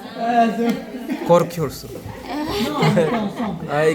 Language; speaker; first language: Turkish; non-native, learner; Arabic